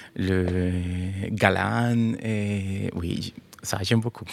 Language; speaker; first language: French; non-native, learner; Spanish